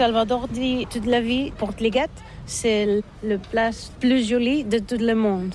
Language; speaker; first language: French; non-native, learner; Catalan